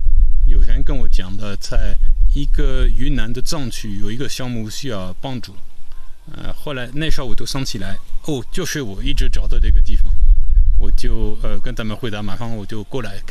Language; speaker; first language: Chinese; non-native, fluent; French